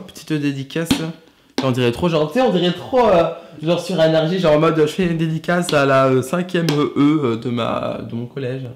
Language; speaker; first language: French; native; French